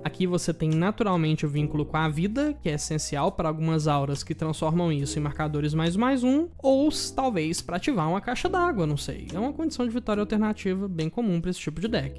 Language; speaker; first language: Portuguese; native; Portuguese